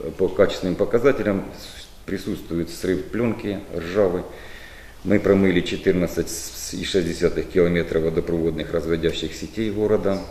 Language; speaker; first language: Russian; native; Russian